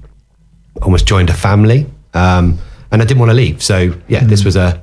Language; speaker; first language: English; native; English